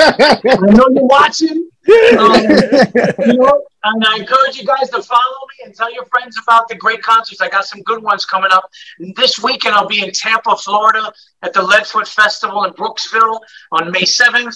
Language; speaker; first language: English; native; English